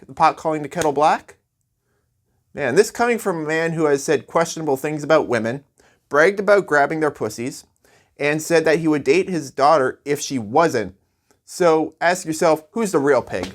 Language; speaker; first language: English; native; English